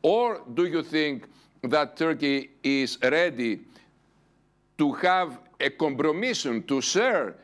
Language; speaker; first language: English; non-native, fluent; Greek